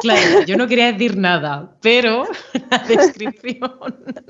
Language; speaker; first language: Spanish; native; Spanish